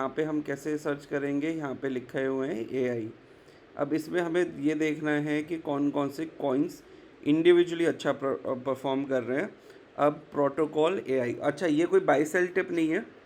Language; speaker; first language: Hindi; native; Hindi